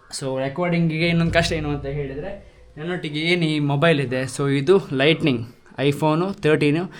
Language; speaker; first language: Kannada; non-native, local second language; Tulu